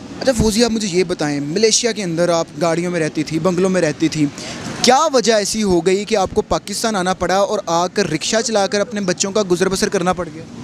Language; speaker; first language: Urdu; native; Urdu